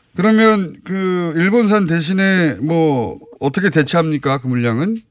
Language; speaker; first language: Korean; native; Korean